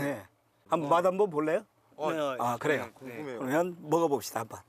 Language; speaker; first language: Korean; native; Korean